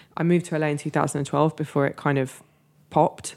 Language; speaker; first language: English; native; English